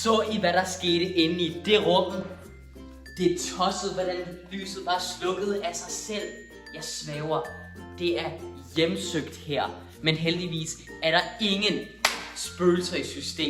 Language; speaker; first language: Danish; native; Danish